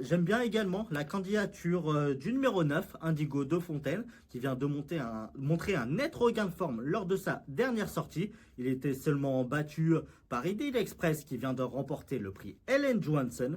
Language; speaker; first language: French; native; French